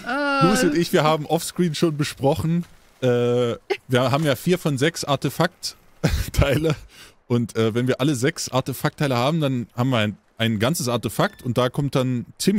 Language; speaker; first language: German; native; German